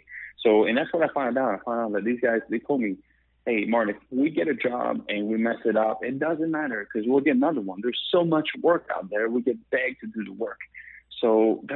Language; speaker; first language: English; non-native, fluent; French